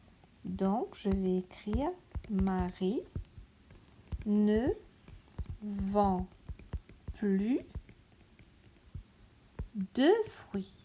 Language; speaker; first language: French; non-native, local second language; Morisyen